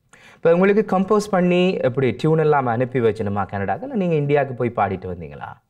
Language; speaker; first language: Tamil; native; Tamil